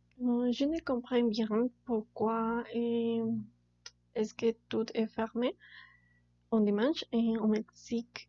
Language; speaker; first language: French; non-native, learner; Spanish